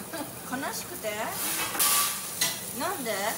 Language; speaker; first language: Japanese; non-native, learner; Korean